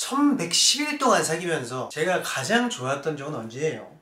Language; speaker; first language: Korean; native; Korean